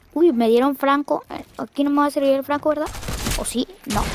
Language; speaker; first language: Spanish; native; Spanish